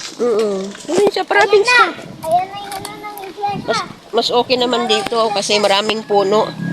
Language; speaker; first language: Filipino; native; Filipino